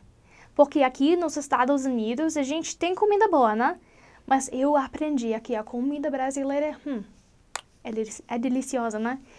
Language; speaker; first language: Portuguese; non-native, learner; English